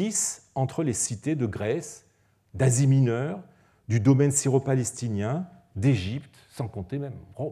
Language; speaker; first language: French; native; French